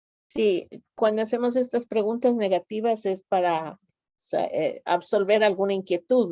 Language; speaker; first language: Spanish; native; Spanish